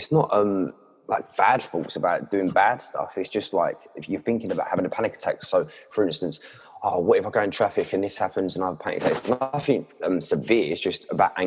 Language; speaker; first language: English; native; English